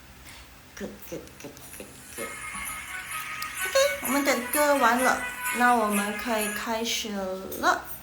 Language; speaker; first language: Chinese; non-native, fluent; Indonesian